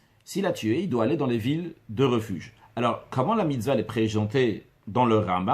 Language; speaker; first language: French; native; French